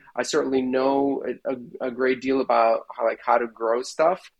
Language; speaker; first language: English; non-native, fluent; Russian